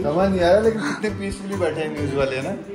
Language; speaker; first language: Hindi; native; Hindi